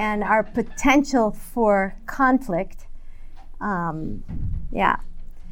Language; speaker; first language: English; native; English